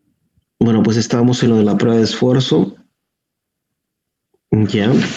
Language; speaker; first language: Spanish; native; Spanish